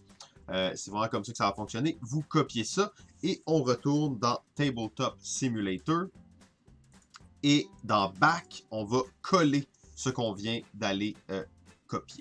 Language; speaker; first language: French; native; French